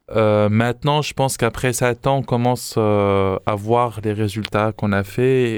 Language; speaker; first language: French; non-native, local second language; Arabic